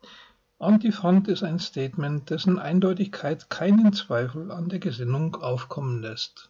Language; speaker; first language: German; native; German